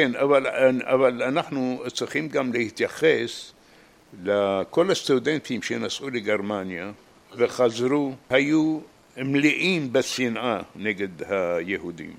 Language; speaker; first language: Hebrew; non-native, fluent; Arabic